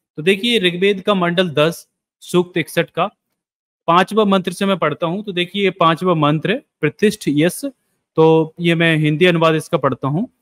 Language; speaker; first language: Hindi; native; Hindi